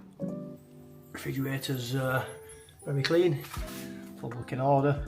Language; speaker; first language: English; native; English